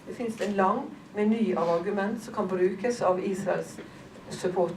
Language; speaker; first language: Norwegian; native; Norwegian